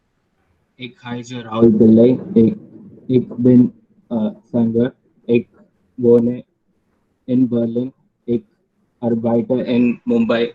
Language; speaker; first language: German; non-native, learner; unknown